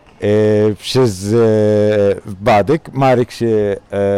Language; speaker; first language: Polish; non-native, learner; Arabic